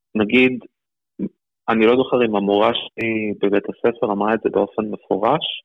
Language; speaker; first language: Hebrew; early bilingual, other home language; Russian